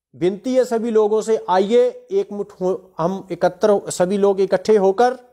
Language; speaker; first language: Hindi; non-native, local second language; Punjabi